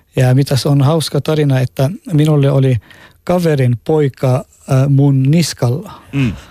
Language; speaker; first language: Finnish; non-native, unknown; Arabic